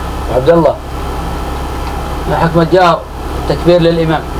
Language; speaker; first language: Arabic; native; Arabic